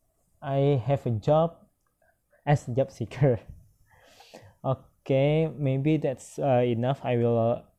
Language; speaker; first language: English; non-native, learner; Minangkabau